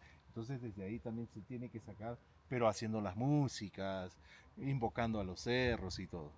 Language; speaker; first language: Spanish; native; Spanish